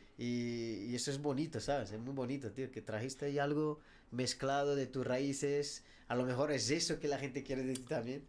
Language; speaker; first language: Spanish; non-native, fluent; Portuguese